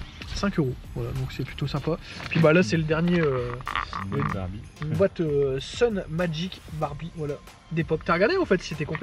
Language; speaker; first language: French; native; French